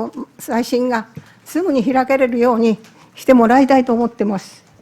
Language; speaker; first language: Japanese; native; Japanese